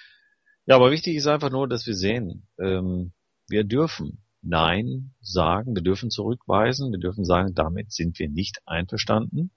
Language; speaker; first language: German; native; German